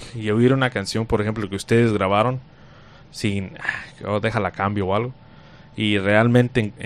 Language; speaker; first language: Spanish; native; Spanish